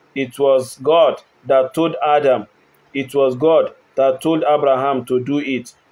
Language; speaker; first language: English; non-native, local second language; Yoruba